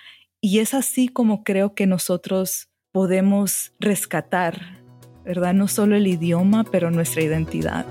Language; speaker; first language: Spanish; early bilingual, heritage; Spanish